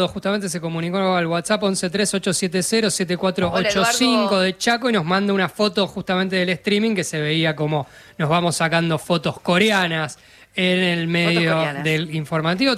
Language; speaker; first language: Spanish; native; Spanish